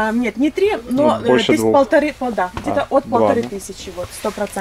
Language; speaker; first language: Russian; native; Russian